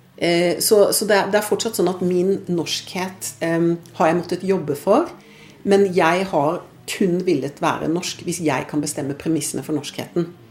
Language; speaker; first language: Norwegian; early bilingual, other home language; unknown